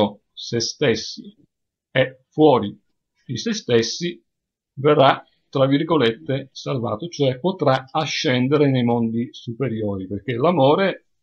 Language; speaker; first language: Italian; native; Italian